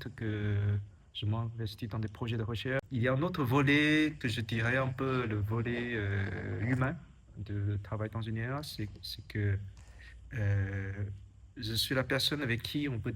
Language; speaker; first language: French; non-native, fluent; Chinese